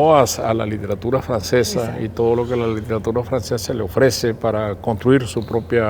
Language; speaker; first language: Spanish; native; Spanish